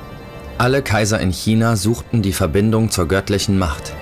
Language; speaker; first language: German; native; German